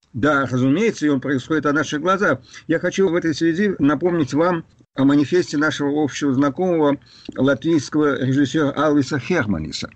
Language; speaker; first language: Russian; native; Russian